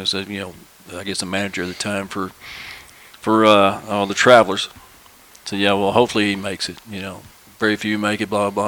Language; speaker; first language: English; native; English